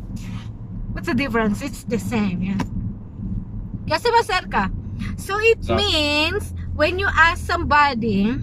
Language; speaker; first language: English; non-native, local second language; Filipino